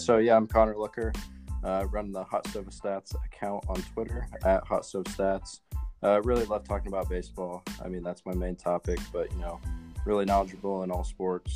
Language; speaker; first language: English; native; English